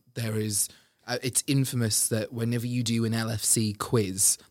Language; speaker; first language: English; native; English